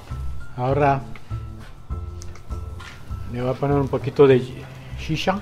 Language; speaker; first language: Spanish; non-native, fluent; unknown